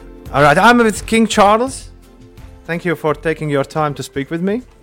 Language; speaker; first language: English; non-native, fluent; Latvian